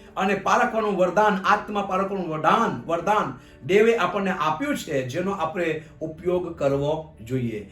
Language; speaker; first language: Gujarati; non-native, local second language; Gamit